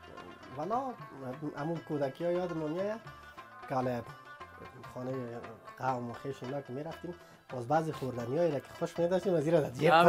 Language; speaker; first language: Persian; native; Persian